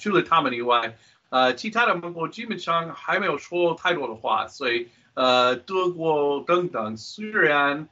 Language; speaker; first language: Chinese; non-native, fluent; English